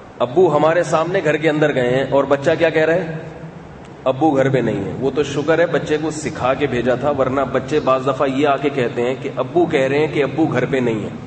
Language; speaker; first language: Urdu; native; Urdu